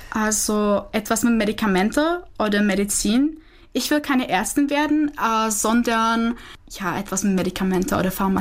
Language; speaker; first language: German; non-native, fluent; Czech